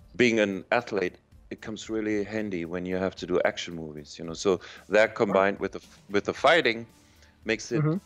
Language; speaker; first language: English; non-native, fluent; German